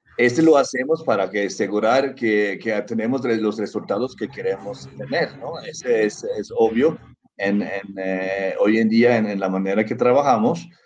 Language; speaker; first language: Spanish; non-native, fluent; Norwegian